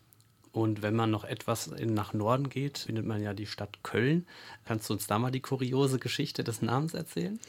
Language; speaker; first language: German; native; German